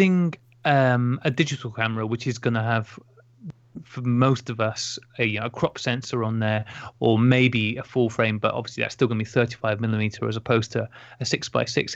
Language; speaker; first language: English; native; English